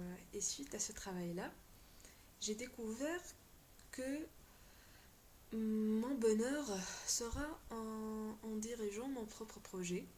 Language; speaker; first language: French; non-native, local second language; Arabic